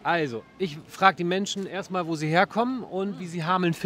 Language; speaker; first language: German; native; German